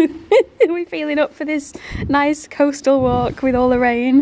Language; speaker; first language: English; native; English